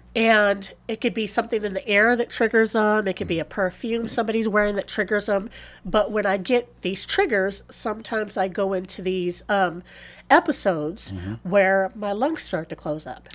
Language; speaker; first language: English; native; English